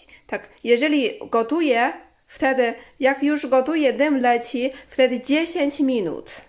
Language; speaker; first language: Polish; non-native, learner; Chinese